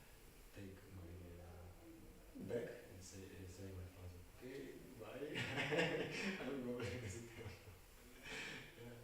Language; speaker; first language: English; non-native, learner; Russian